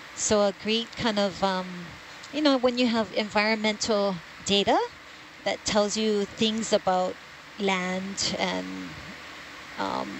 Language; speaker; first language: English; native; English